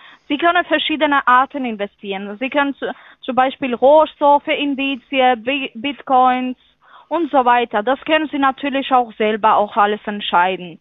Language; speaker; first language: German; non-native, fluent; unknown